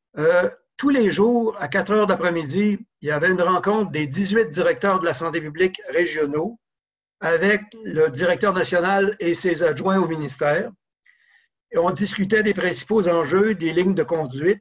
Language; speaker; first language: French; native; French